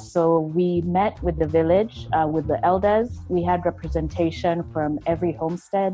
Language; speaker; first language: English; non-native, local second language; Luo (Kenya and Tanzania)